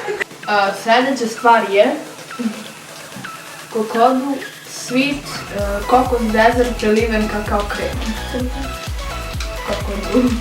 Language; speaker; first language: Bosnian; early bilingual, heritage; Serbian